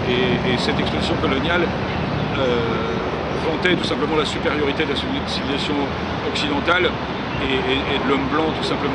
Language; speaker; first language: French; native; French